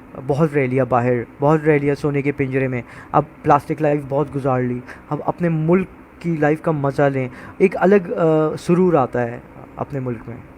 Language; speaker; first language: Urdu; native; Urdu